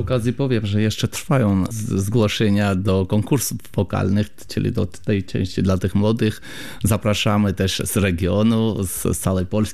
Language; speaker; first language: Polish; non-native, fluent; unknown